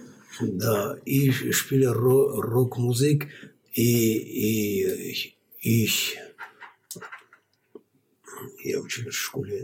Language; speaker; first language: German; non-native, learner; Armenian